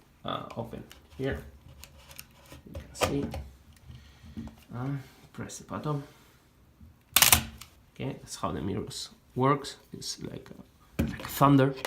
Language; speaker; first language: English; non-native, fluent; Spanish